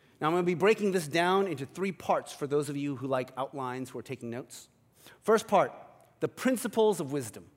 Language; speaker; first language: English; early bilingual, other home language; Korean